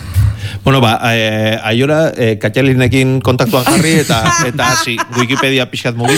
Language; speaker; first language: Basque; native; Basque